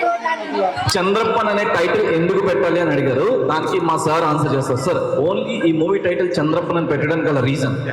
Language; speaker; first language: Telugu; native; Telugu